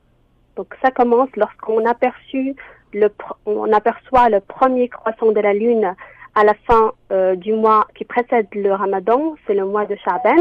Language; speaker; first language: French; non-native, local second language; Arabic